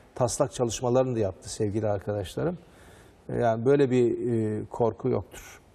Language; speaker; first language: Turkish; native; Turkish